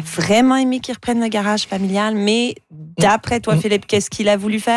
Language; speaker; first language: French; native; French